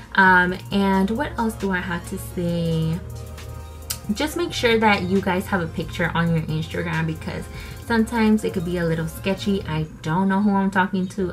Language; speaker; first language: English; early bilingual, other home language; Spanish